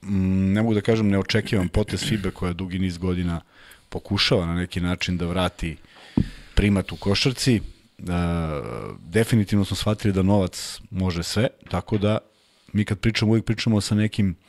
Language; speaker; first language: Serbian; native; Serbian